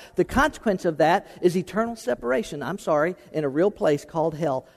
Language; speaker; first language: English; native; English